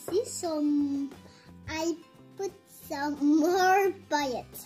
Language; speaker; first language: English; non-native, learner; French